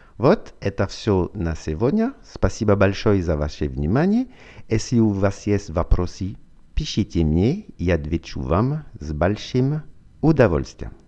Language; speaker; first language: Russian; non-native, fluent; French